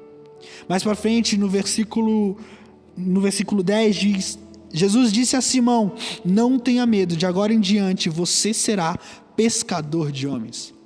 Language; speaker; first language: Portuguese; native; Portuguese